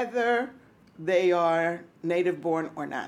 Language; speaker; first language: English; early bilingual, other home language; Spanish